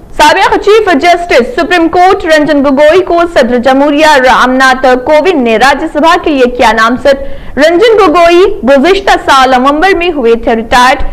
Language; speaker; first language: Urdu; native; Urdu